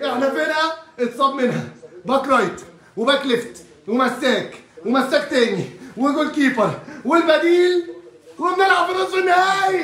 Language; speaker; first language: Arabic; native; Arabic